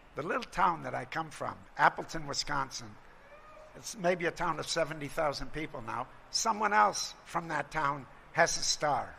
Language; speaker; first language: English; native; English